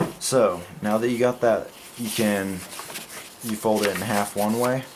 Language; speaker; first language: English; native; English